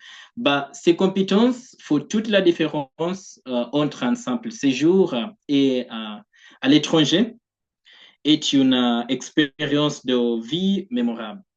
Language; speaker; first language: French; non-native, fluent; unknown